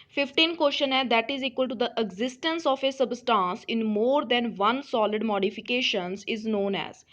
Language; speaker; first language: English; non-native, local second language; Punjabi